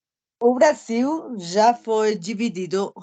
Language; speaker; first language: Portuguese; non-native, fluent; Spanish